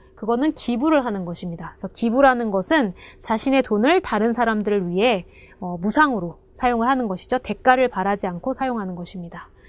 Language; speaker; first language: Korean; native; Korean